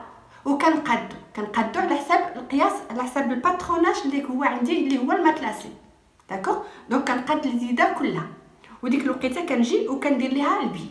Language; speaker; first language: Arabic; native; Arabic